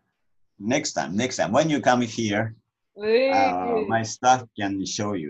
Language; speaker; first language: English; non-native, learner; Japanese